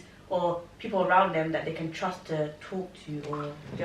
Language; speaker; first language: English; native; English